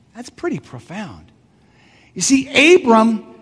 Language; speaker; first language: English; native; English